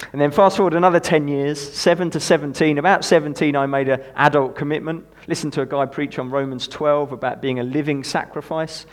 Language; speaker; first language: English; native; English